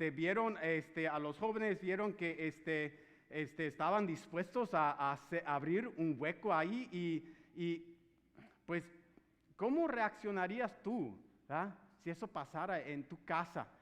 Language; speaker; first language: Spanish; non-native, fluent; English